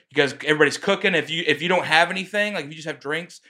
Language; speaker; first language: English; native; English